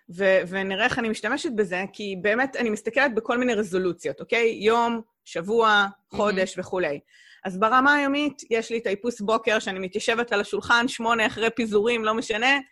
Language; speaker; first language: Hebrew; native; Hebrew